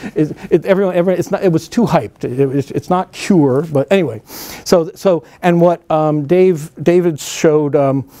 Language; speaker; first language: English; native; English